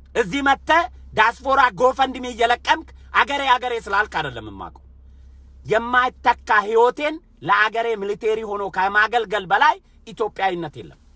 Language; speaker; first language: Amharic; non-native, local second language; Oromo